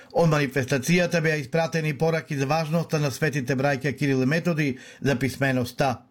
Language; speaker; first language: Macedonian; native; Macedonian